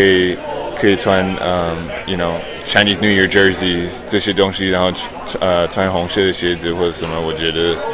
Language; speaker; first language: Chinese; early bilingual, heritage; English